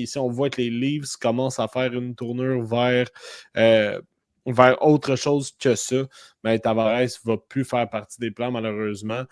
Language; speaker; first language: French; native; French